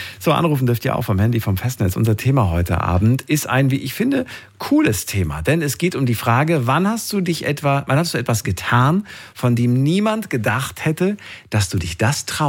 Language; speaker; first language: German; native; German